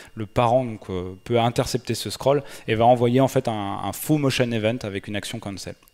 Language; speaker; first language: French; native; French